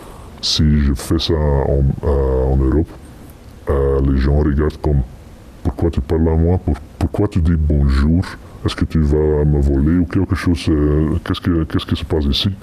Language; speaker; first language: French; non-native, fluent; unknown